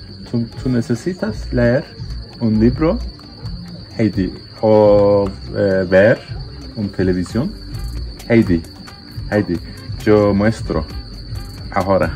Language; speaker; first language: Spanish; non-native, learner; Turkish